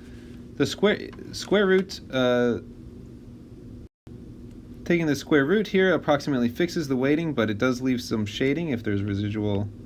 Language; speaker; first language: English; native; English